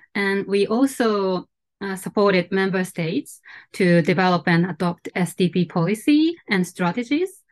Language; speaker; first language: English; non-native, fluent; Japanese